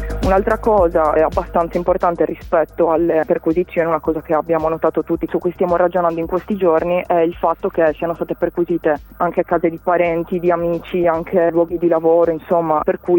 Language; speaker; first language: Italian; native; Italian